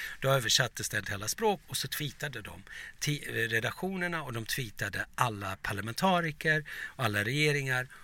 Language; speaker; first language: Swedish; early bilingual, other home language; Turoyo